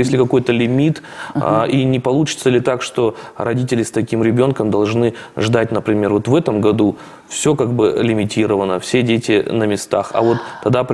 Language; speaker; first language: Russian; native; Russian